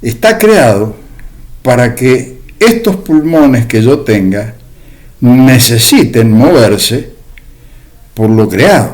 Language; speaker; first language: Spanish; native; Spanish